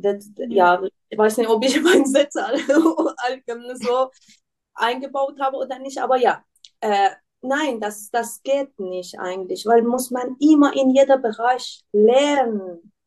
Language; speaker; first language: German; non-native, learner; Persian